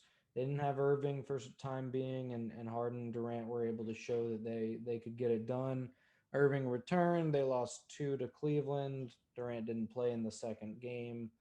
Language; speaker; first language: English; native; English